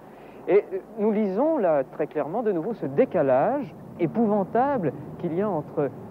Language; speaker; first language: French; native; French